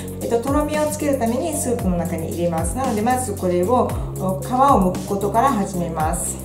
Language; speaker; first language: Japanese; native; Japanese